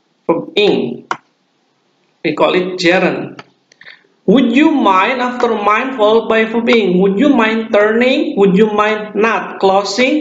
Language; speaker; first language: English; non-native, fluent; Indonesian